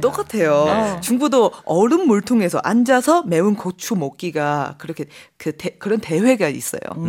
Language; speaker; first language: Korean; non-native, fluent; Chinese